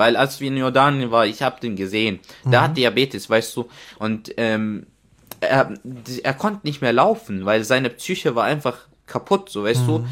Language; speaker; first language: German; non-native, fluent; Arabic